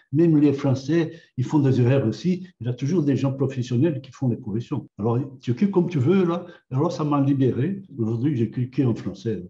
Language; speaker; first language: French; non-native, fluent; Portuguese